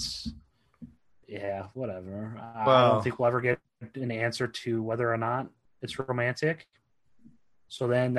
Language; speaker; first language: English; native; English